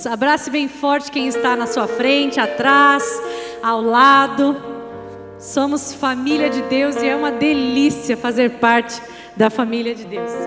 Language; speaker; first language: Portuguese; native; Portuguese